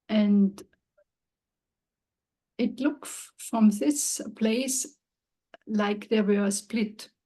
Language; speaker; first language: English; non-native, learner; German